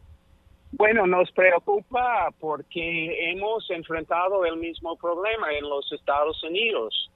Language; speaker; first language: Spanish; non-native, fluent; English